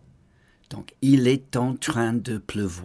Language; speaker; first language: French; non-native, fluent; English